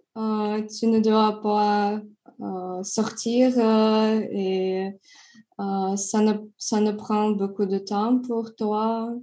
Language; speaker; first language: French; non-native, fluent; Russian